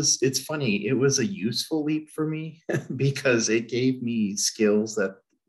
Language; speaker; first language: English; native; English